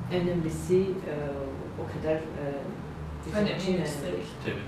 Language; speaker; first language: Turkish; non-native, learner; Georgian